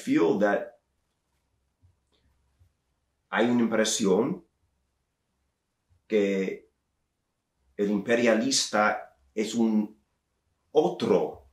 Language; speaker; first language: Spanish; non-native, fluent; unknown